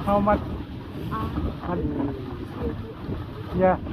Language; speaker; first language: English; non-native, learner; Thai